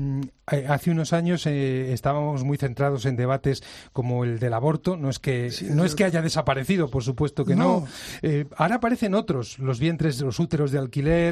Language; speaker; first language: Spanish; native; Spanish